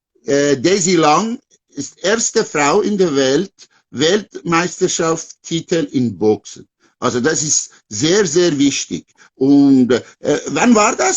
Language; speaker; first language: German; non-native, fluent; Persian